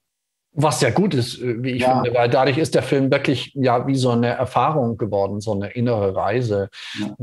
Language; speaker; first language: German; native; German